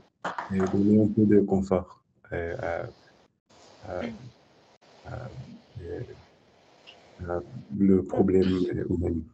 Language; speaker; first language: French; non-native, learner; English